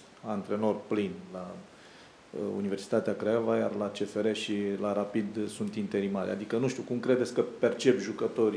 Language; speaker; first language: Romanian; native; Romanian